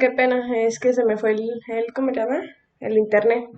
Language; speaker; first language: Spanish; native; Spanish